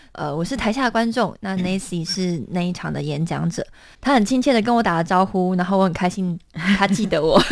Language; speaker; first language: Chinese; native; Chinese